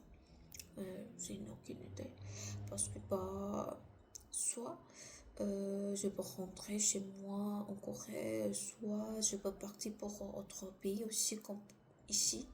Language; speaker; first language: French; non-native, learner; Korean